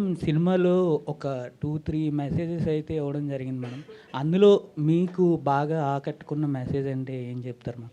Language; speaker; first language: Telugu; native; Telugu